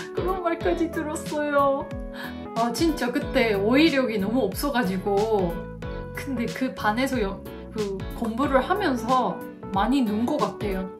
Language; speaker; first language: Korean; non-native, fluent; Japanese